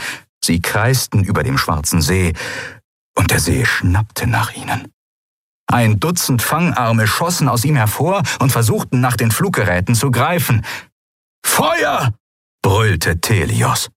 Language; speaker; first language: German; native; German